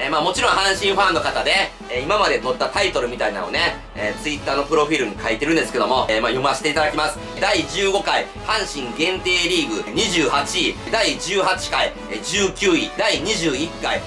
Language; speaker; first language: Japanese; native; Japanese